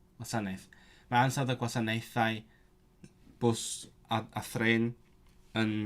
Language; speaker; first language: Welsh; non-native, learner; Cantonese